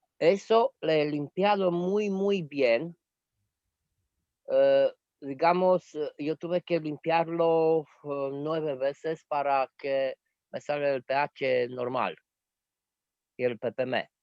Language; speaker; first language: Spanish; non-native, fluent; Romanian